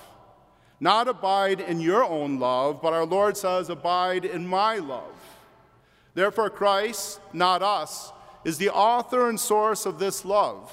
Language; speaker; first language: English; native; English